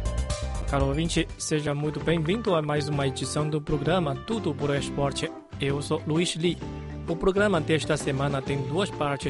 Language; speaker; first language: Portuguese; non-native, fluent; Chinese